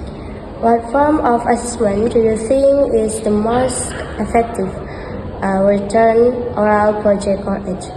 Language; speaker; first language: English; non-native, learner; Indonesian